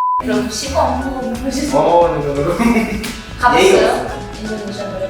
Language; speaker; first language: Korean; non-native, fluent; Filipino